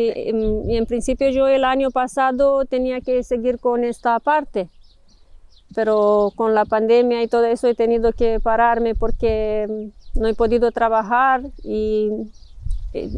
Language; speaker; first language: Spanish; non-native, fluent; Romanian